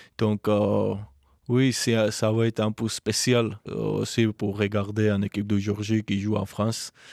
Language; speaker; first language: French; non-native, learner; Georgian